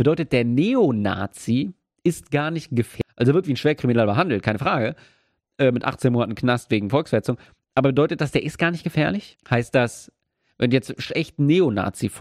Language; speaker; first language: German; native; German